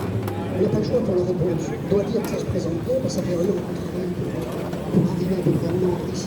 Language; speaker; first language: French; non-native, fluent; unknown